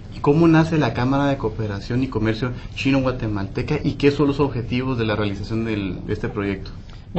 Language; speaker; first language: Spanish; native; Spanish